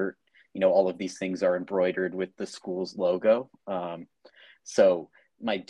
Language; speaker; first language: English; native; English